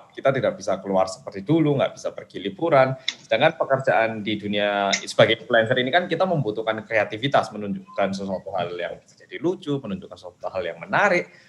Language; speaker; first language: Indonesian; non-native, fluent; Korean